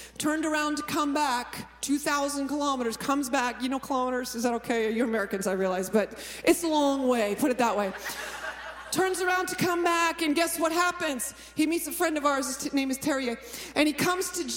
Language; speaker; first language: English; native; English